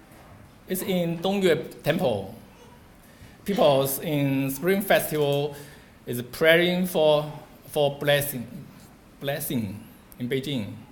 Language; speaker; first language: English; non-native, learner; Chinese